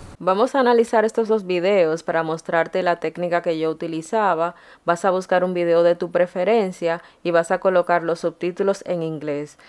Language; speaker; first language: Spanish; native; Spanish